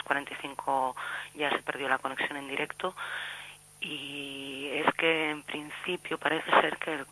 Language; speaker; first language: Spanish; native; Spanish